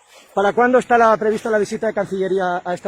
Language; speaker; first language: Spanish; native; Spanish